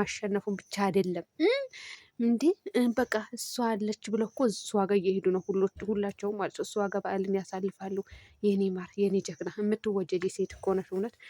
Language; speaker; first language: Amharic; non-native, local second language; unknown